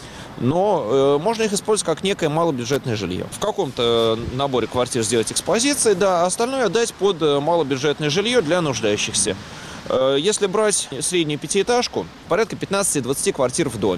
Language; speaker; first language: Russian; native; Russian